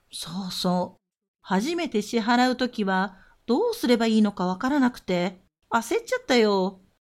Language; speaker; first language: Japanese; native; Japanese